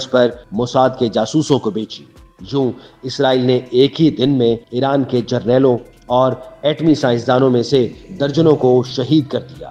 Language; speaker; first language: Urdu; native; Urdu